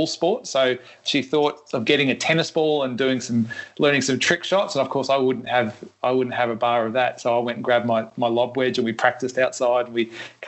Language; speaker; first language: English; native; English